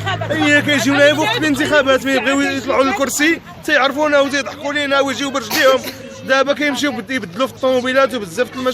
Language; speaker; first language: Arabic; native; Arabic